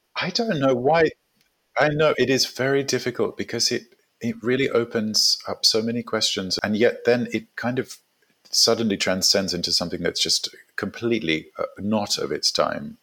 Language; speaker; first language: English; native; English